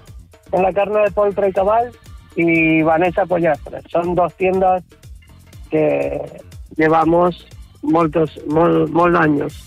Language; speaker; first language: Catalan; non-native, local second language; Spanish